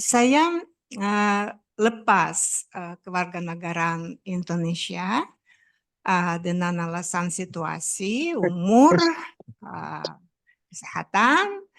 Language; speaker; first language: Indonesian; non-native, fluent; Russian